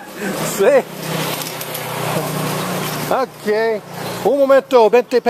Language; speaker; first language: Spanish; non-native, learner; English